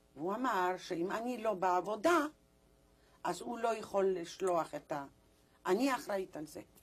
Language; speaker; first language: Hebrew; non-native, fluent; Polish